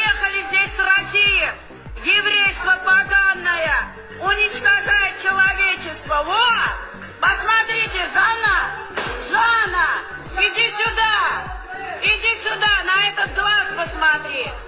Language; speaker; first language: Russian; non-native, fluent; Armenian